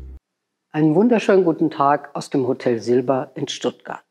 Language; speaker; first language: German; native; German